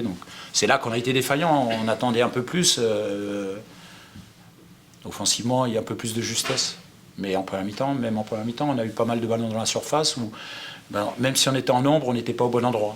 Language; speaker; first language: French; native; French